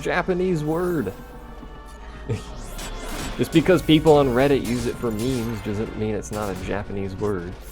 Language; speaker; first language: English; native; English